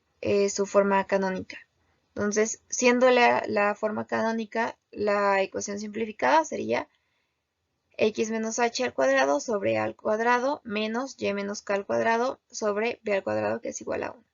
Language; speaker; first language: Spanish; native; Spanish